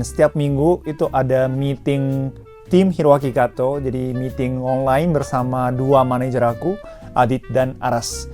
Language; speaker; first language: Indonesian; non-native, fluent; Japanese